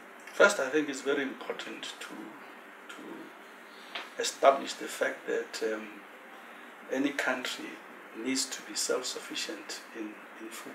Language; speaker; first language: English; non-native, local second language; Tswana